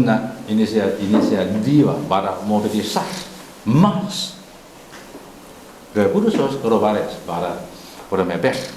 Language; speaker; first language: Spanish; non-native, learner; Chinese